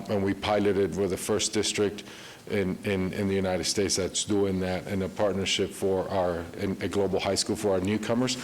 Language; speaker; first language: English; early bilingual, other home language; Spanish